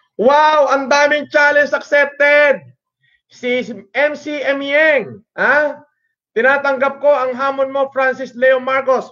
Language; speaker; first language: Filipino; non-native, local second language; Iloko